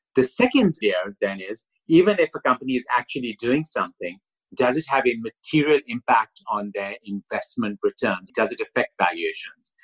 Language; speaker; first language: English; non-native, local second language; Urdu